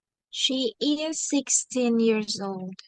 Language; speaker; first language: English; non-native, learner; Indonesian